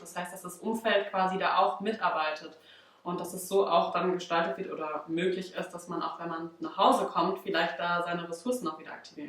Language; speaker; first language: German; native; German